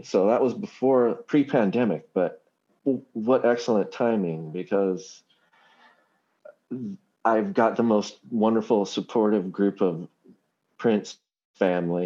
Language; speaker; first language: English; native; English